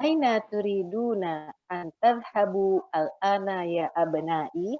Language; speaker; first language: Arabic; non-native, learner; Indonesian